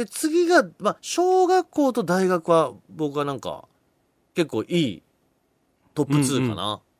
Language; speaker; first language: Japanese; native; Japanese